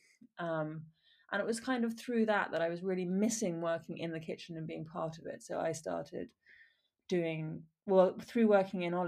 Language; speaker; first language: English; native; English